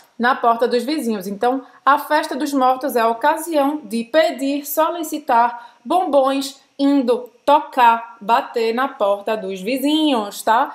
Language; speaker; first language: Portuguese; native; Portuguese